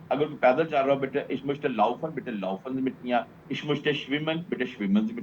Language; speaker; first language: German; non-native, fluent; Urdu